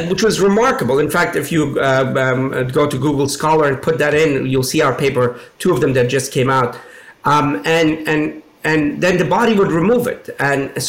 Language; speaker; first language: English; native; English